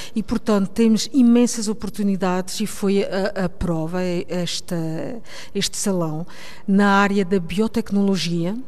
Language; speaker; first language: Portuguese; early bilingual, heritage; Portuguese